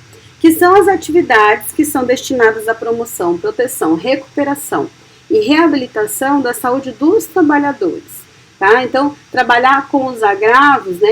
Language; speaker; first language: Portuguese; native; Portuguese